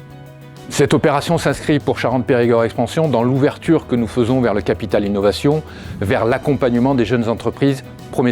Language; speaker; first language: French; native; French